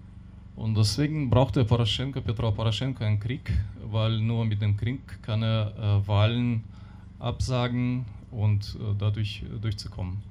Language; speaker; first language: German; non-native, learner; Russian